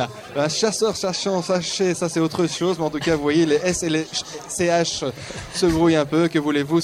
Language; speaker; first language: French; native; French